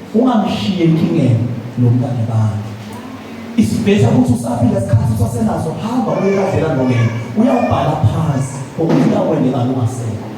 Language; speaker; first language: Zulu; non-native, local second language; Swati